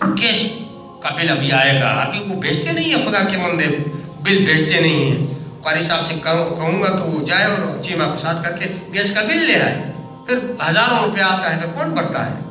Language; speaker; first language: Urdu; non-native, local second language; Pashto